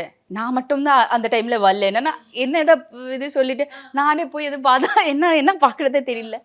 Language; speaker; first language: Tamil; non-native, local second language; Bangla